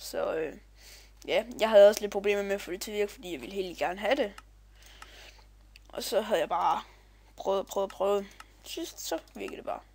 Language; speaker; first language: Danish; native; Danish